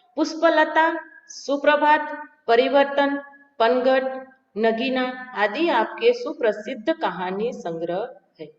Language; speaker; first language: Hindi; non-native, local second language; Gujarati